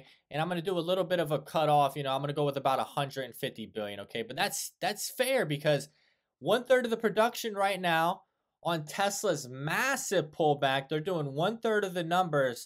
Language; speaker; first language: English; native; English